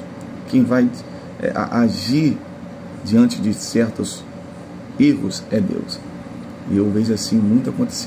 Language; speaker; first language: Portuguese; native; Portuguese